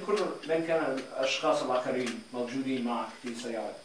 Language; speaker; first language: Arabic; non-native, learner; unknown